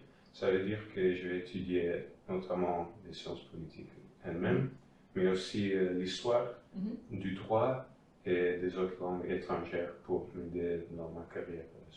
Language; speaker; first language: French; non-native, fluent; Dutch